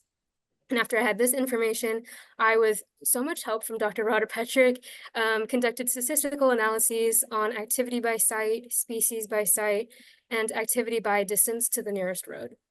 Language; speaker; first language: English; native; English